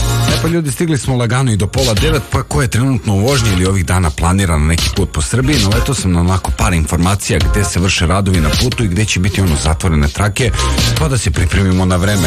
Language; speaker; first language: Serbian; native; Serbian